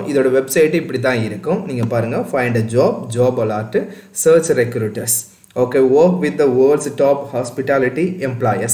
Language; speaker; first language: Tamil; native; Tamil